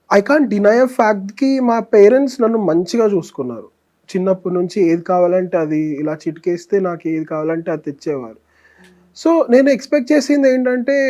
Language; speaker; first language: Telugu; native; Telugu